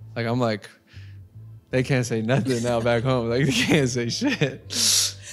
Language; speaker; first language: English; native; English